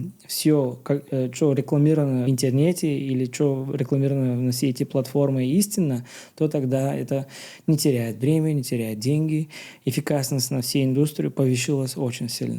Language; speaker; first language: Russian; non-native, learner; Bulgarian